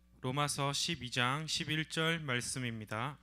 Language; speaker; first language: Korean; native; Korean